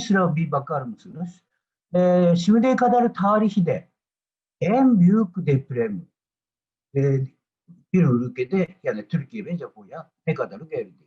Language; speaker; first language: Turkish; non-native, learner; Japanese